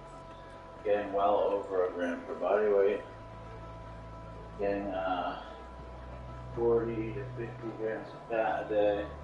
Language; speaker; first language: English; native; English